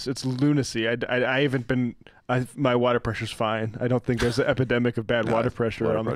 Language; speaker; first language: English; native; English